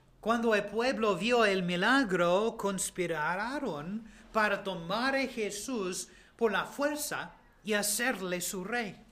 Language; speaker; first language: Spanish; non-native, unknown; English